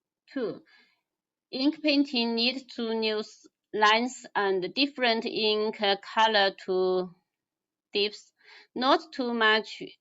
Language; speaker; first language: English; non-native, learner; Chinese